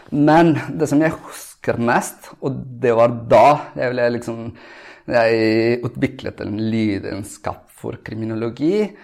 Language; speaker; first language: Norwegian; non-native, fluent; Spanish